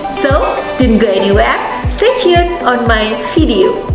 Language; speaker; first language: English; non-native, learner; Indonesian